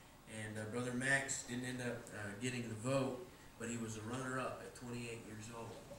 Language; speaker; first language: English; native; English